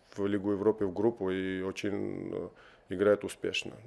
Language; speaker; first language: Russian; non-native, local second language; Georgian